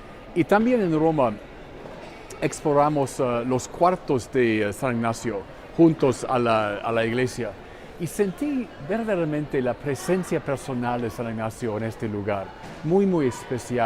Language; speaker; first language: Spanish; non-native, fluent; English